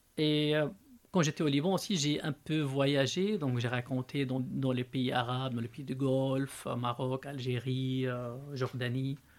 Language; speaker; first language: French; non-native, local second language; Arabic